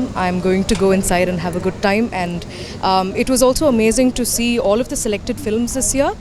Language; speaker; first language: English; non-native, local second language; Telugu